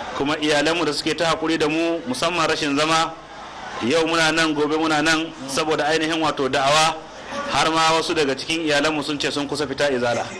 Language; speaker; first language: Hausa; native; Hausa